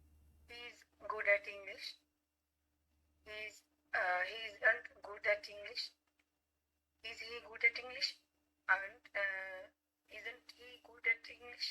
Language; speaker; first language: English; non-native, learner; Bangla